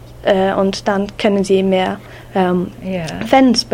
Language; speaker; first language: German; non-native, learner; English